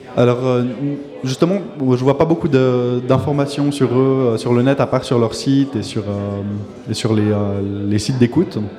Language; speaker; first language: French; native; French